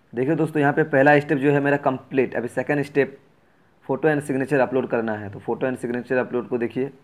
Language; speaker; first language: Hindi; native; Hindi